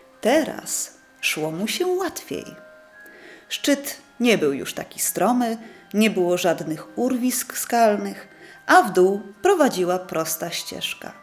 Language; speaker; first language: Polish; native; Polish